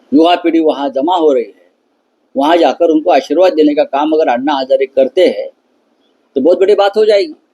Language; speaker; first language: Hindi; non-native, local second language; Marathi